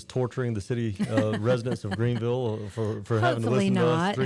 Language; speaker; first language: English; native; English